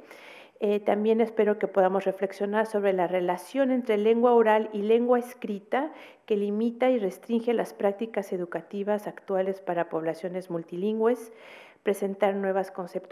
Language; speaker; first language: Spanish; native; Spanish